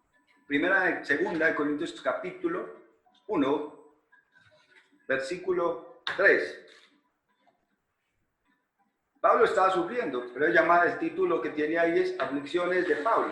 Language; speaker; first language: Spanish; native; Spanish